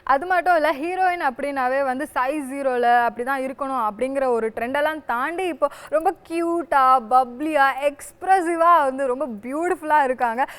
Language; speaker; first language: Tamil; native; Tamil